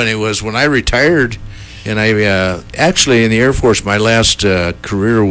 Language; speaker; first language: English; native; English